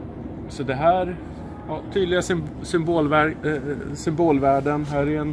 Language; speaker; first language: Swedish; native; Swedish